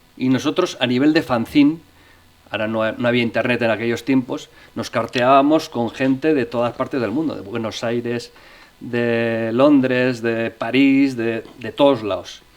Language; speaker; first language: Spanish; native; Spanish